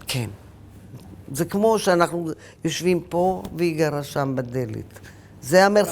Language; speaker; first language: Hebrew; early bilingual, other home language; Arabic